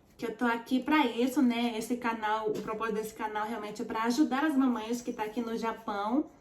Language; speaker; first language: Portuguese; early bilingual, heritage; Portuguese